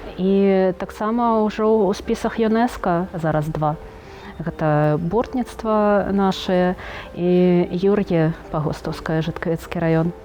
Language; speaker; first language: Belarusian; non-native, local second language; Russian